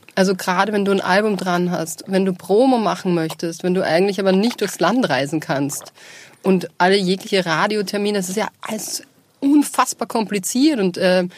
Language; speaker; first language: German; native; German